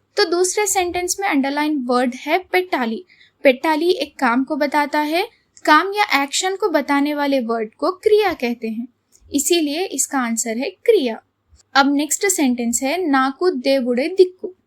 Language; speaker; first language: Hindi; non-native, local second language; Telugu